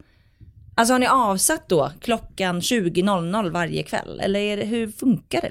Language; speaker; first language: Swedish; native; Swedish